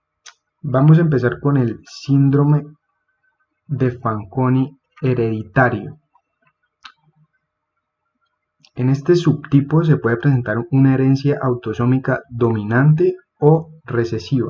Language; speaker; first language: Spanish; native; Spanish